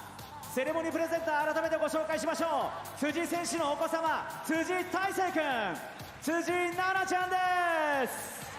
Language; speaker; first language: Japanese; native; Japanese